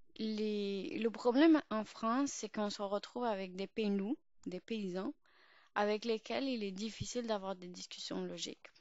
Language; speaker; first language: French; early bilingual, other home language; Urdu